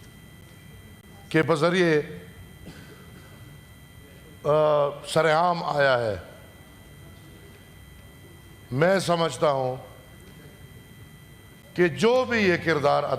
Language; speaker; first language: Urdu; non-native, local second language; Pashto